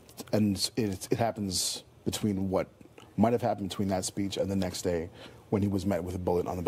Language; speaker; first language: English; native; English